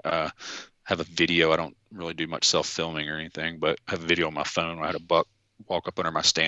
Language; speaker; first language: English; native; English